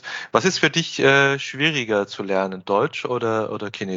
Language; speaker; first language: German; non-native, fluent; Chinese